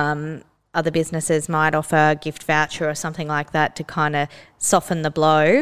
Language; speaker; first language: English; native; English